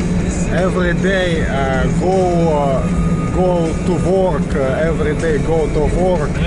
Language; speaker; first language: English; non-native, learner; Russian